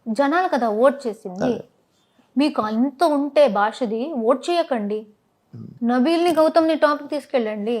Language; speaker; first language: Telugu; non-native, local second language; Tamil